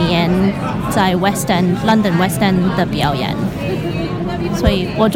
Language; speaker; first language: Chinese; non-native, local second language; Cantonese